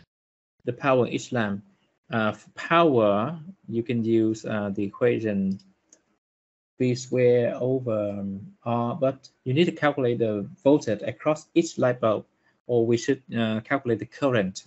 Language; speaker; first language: English; non-native, fluent; Vietnamese